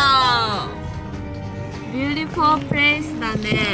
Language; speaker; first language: Japanese; native; Japanese